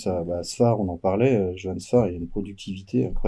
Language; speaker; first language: French; native; French